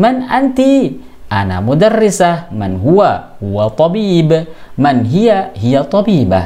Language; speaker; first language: Arabic; non-native, fluent; Indonesian